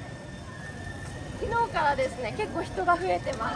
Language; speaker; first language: Japanese; native; Japanese